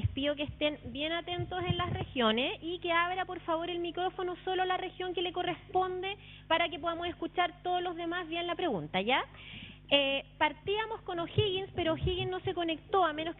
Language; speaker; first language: Spanish; native; Spanish